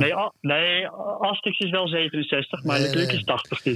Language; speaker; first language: Dutch; native; Dutch